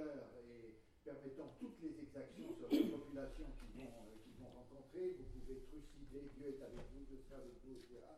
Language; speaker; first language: French; native; French